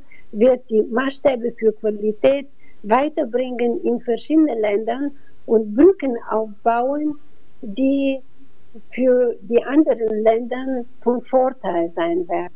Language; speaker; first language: German; non-native, fluent; Bulgarian